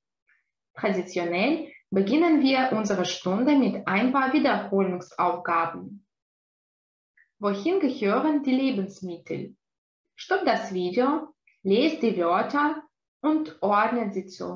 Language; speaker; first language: German; non-native, fluent; Russian